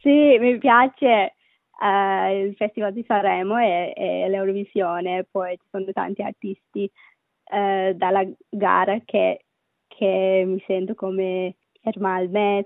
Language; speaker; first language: Italian; non-native, learner; Sinhala